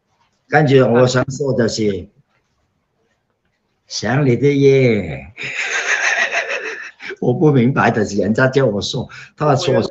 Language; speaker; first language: Chinese; non-native, local second language; Cantonese